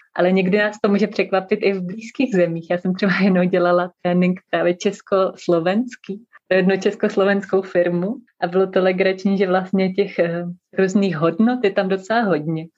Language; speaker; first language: Czech; native; Czech